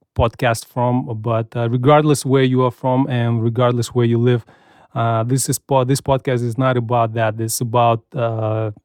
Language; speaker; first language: English; non-native, fluent; Russian